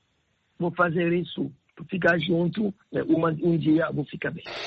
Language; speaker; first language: Portuguese; non-native, learner; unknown